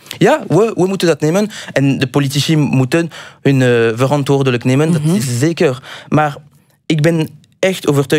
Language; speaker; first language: Dutch; non-native, local second language; French